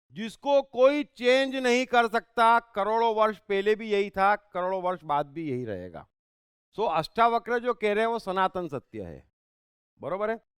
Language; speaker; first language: Hindi; native; Hindi